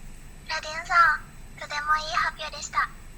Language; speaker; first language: Japanese; non-native, learner; Indonesian